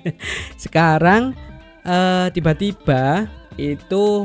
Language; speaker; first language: Indonesian; native; Indonesian